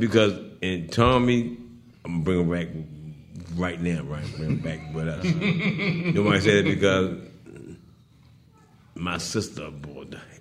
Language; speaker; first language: English; native; English